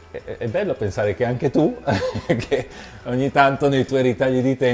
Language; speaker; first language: Italian; native; Italian